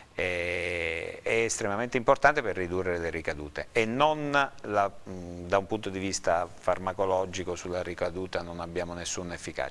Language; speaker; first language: Italian; native; Italian